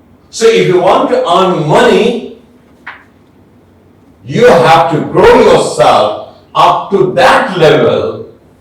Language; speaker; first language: English; non-native, local second language; Bangla